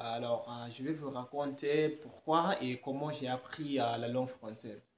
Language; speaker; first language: French; non-native, fluent; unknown